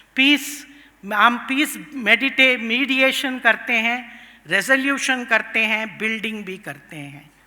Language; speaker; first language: Hindi; non-native, local second language; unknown